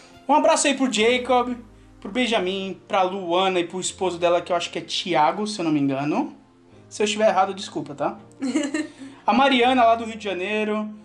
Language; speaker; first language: Portuguese; native; Portuguese